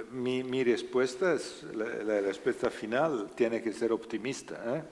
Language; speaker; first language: Spanish; non-native, learner; Italian